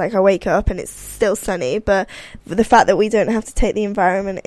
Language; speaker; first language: English; native; English